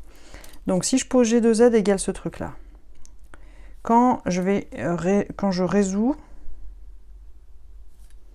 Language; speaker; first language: French; native; French